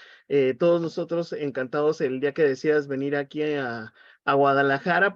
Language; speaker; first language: Spanish; native; Spanish